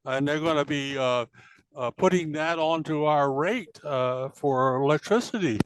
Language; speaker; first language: English; native; English